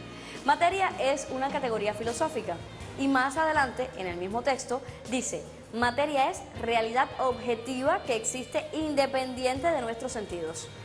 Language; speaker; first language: Spanish; native; Spanish